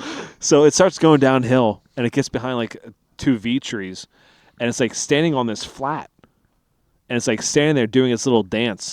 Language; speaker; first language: English; native; English